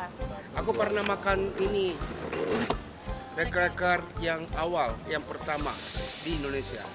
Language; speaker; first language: Indonesian; non-native, fluent; Japanese